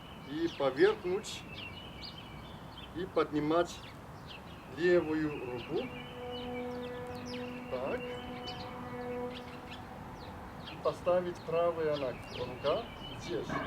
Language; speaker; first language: Russian; non-native, learner; Chinese